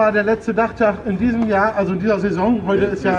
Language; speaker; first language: German; native; German